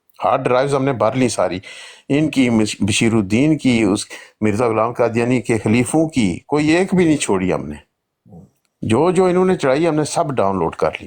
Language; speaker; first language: Urdu; non-native, local second language; Punjabi